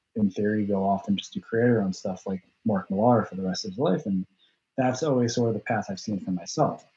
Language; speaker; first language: English; native; English